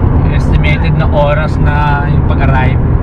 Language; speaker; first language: Filipino; non-native, local second language; Cebuano